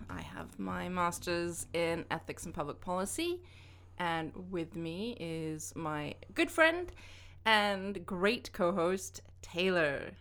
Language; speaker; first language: English; native; English